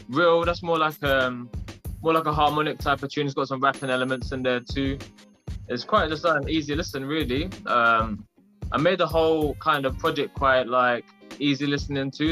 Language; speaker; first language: English; native; English